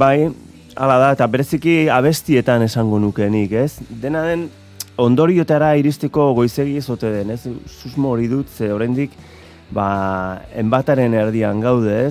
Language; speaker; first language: Basque; native; Basque